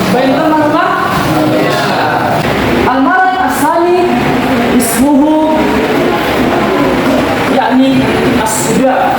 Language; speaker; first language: Arabic; non-native, fluent; Indonesian